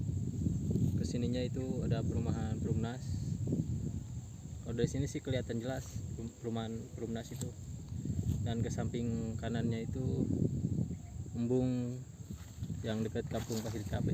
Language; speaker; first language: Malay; non-native, local second language; Sundanese